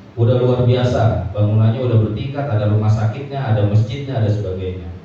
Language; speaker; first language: Indonesian; native; Indonesian